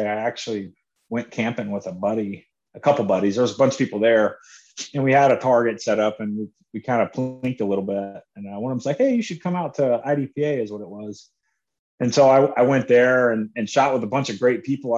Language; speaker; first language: English; native; English